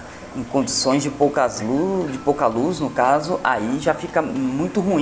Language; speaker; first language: Portuguese; native; Portuguese